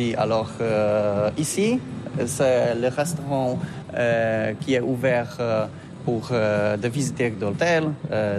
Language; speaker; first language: French; non-native, learner; Polish